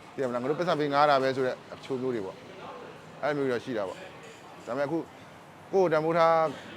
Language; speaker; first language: Burmese; native; Burmese